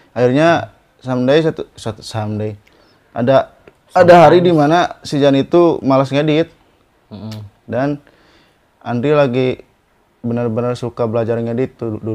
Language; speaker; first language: Indonesian; non-native, local second language; Sundanese